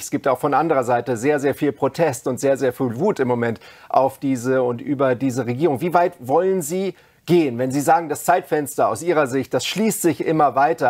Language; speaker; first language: German; native; German